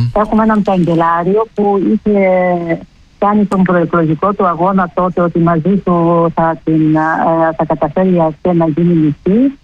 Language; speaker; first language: Greek; early bilingual, heritage; Greek